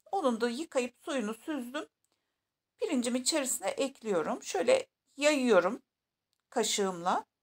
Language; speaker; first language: Turkish; native; Turkish